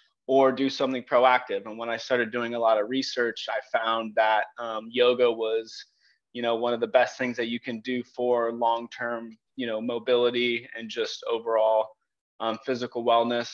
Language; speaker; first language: English; native; English